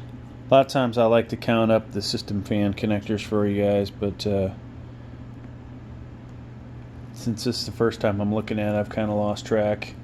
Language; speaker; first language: English; native; English